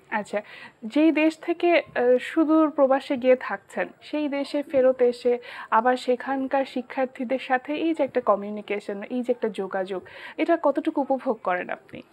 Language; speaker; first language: Bangla; native; Bangla